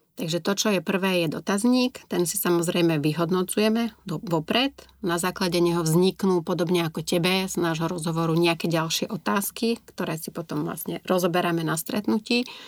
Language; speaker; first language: Slovak; native; Slovak